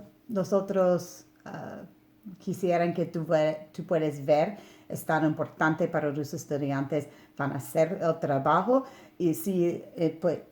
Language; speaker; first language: Spanish; non-native, learner; English